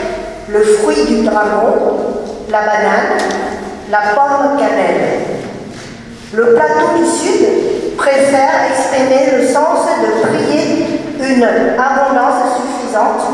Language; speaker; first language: French; non-native, fluent; Vietnamese